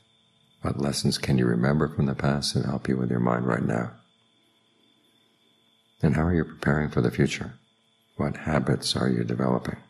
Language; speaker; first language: English; native; English